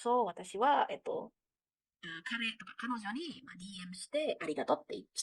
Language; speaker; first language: Japanese; non-native, fluent; Indonesian